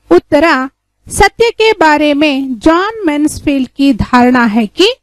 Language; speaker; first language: Hindi; non-native, local second language; Kannada